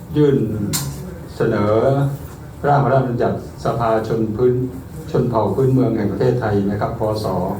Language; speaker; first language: Thai; native; Thai